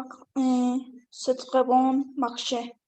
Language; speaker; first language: French; non-native, learner; Spanish